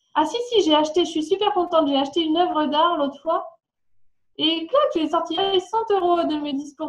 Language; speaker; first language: French; native; French